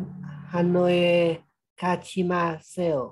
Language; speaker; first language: Korean; non-native, learner; Vietnamese